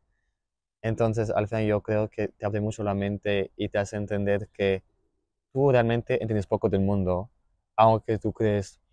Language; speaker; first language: Spanish; non-native, fluent; German